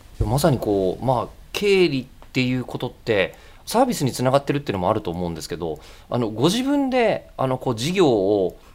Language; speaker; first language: Japanese; native; Japanese